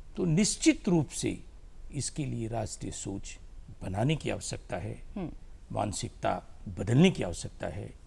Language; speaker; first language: Hindi; native; Hindi